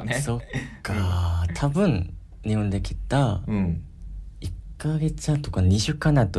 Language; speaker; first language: Japanese; non-native, learner; Korean